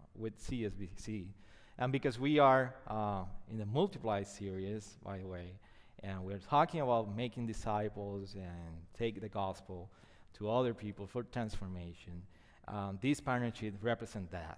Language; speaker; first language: English; non-native, fluent; Spanish